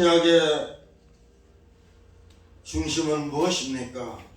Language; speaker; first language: Korean; native; Korean